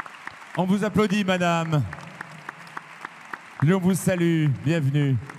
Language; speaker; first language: French; native; French